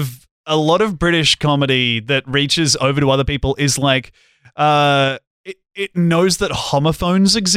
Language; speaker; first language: English; native; English